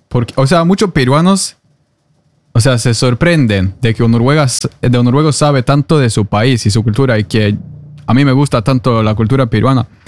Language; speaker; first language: Spanish; non-native, fluent; Norwegian